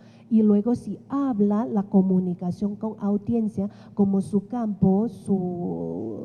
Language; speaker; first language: Spanish; non-native, fluent; Chinese